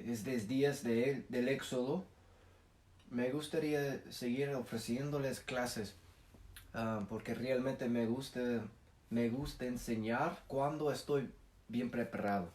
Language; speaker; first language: Spanish; non-native, fluent; English